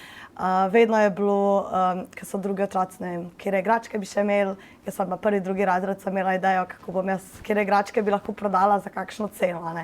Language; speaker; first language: Slovenian; native; Slovenian